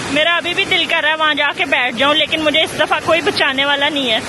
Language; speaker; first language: Hindi; early bilingual, other home language; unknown